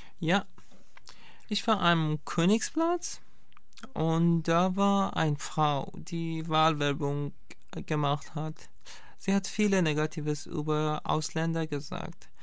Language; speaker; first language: German; non-native, fluent; Persian